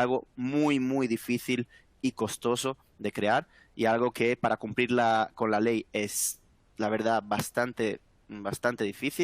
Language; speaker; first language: Spanish; native; Spanish